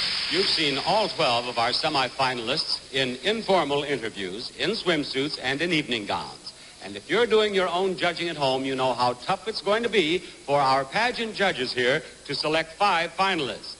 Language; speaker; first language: English; native; English